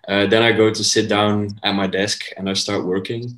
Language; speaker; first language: English; non-native, fluent; Dutch